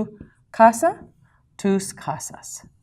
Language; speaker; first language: Spanish; non-native, fluent; English